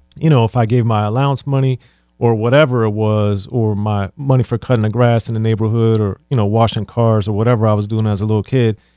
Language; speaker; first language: English; native; English